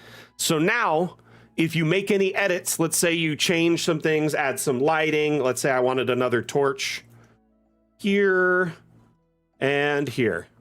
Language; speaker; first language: English; native; English